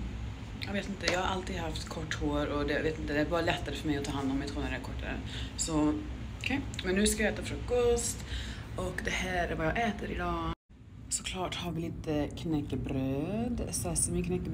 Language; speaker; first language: Swedish; early bilingual, heritage; Swedish